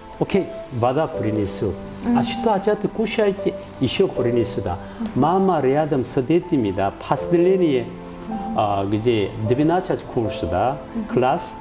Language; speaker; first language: Russian; non-native, learner; Korean